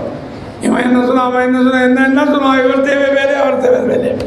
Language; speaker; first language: Tamil; non-native, learner; Urdu